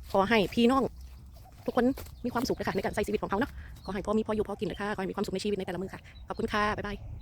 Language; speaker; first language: Thai; native; Thai